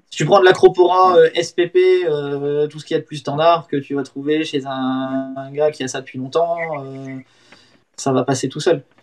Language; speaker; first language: French; native; French